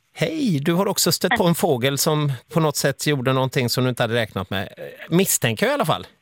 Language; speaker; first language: Swedish; native; Swedish